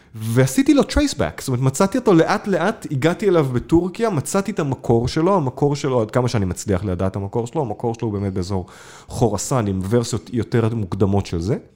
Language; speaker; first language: Hebrew; native; Hebrew